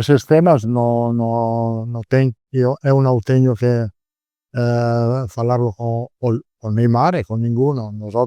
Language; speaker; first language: Portuguese; non-native, learner; Italian